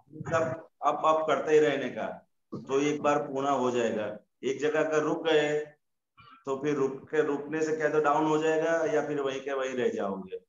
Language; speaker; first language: Hindi; non-native, local second language; Gujarati